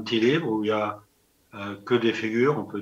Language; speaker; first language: French; native; French